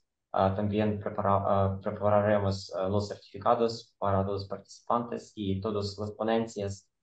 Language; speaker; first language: Spanish; non-native, fluent; Ukrainian